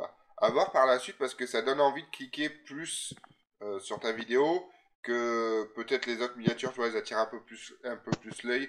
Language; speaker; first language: French; native; French